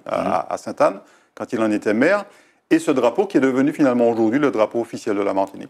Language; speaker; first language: French; native; French